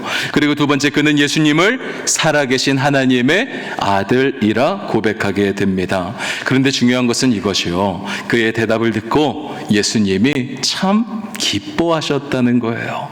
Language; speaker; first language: Korean; native; Korean